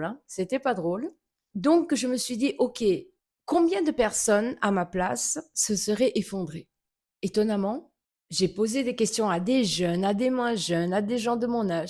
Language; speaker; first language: French; native; French